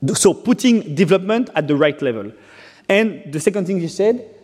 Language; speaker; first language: English; non-native, fluent; French